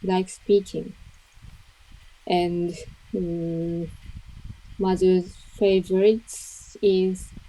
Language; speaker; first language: English; non-native, learner; Japanese